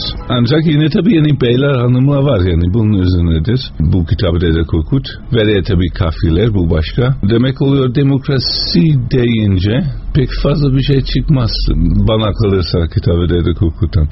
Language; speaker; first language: Turkish; non-native, fluent; Dutch